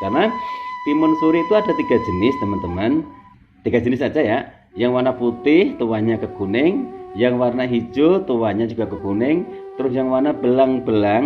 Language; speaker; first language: Indonesian; native; Indonesian